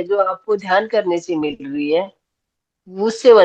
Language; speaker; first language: Hindi; native; Hindi